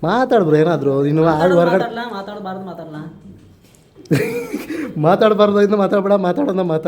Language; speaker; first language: Kannada; native; Kannada